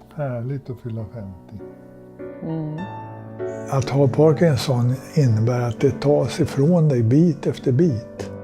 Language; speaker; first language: Swedish; native; Swedish